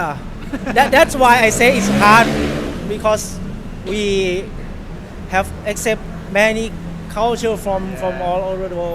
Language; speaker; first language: English; non-native, learner; Thai